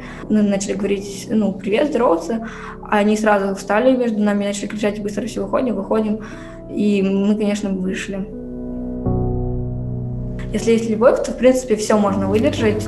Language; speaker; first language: Russian; native; Russian